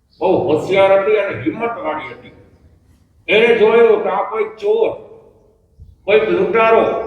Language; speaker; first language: Gujarati; non-native, local second language; Kachhi